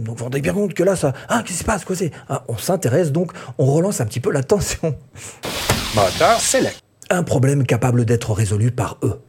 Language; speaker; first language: French; native; French